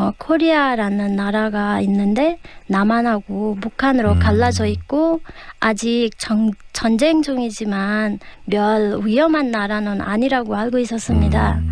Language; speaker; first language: Korean; non-native, fluent; Nepali